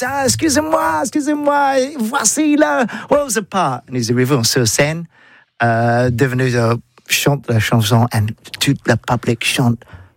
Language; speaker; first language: French; non-native, learner; English